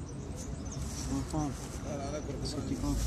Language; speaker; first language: French; non-native, learner; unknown